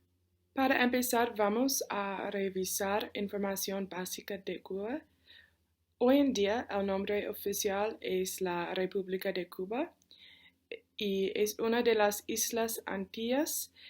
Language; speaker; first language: Spanish; non-native, learner; English